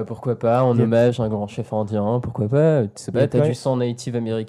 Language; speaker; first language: French; native; French